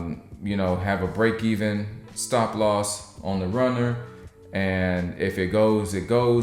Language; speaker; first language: English; native; English